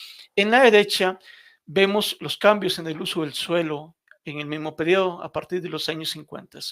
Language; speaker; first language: Spanish; native; Spanish